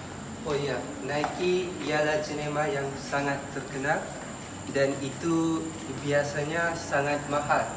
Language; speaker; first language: Indonesian; non-native, learner; Japanese